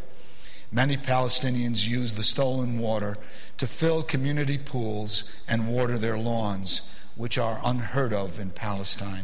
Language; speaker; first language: English; early bilingual, other home language; Arabic